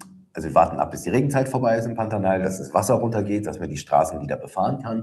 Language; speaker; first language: German; native; German